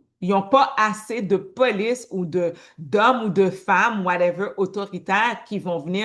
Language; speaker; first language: French; native; French